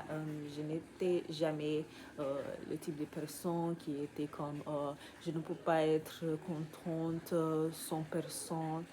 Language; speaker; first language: French; non-native, learner; English